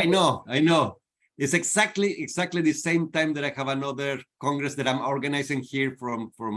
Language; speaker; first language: English; non-native, fluent; Spanish